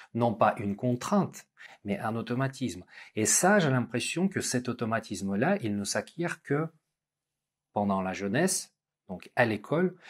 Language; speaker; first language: French; non-native, fluent; Russian